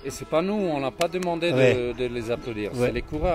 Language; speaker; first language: French; non-native, fluent; Swedish